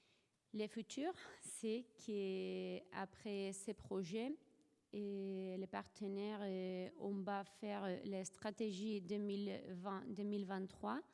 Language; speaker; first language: French; non-native, fluent; Spanish